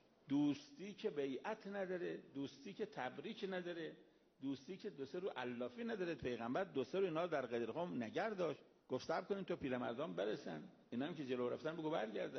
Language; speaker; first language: Persian; native; Persian